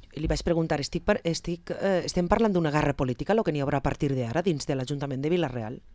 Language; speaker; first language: Catalan; native; Catalan